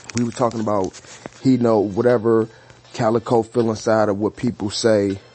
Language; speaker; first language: English; native; English